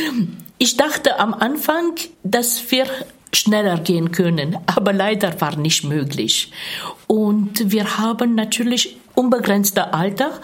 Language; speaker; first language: German; non-native, fluent; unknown